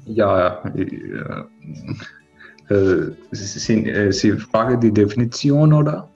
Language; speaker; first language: German; non-native, learner; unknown